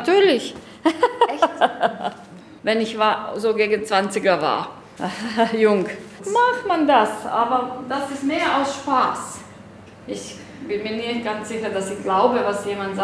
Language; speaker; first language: German; non-native, learner; Bosnian